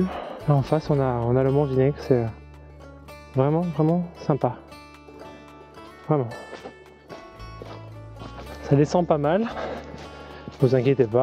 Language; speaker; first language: French; native; French